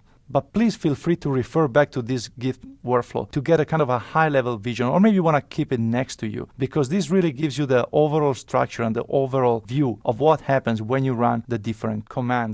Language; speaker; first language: English; non-native, fluent; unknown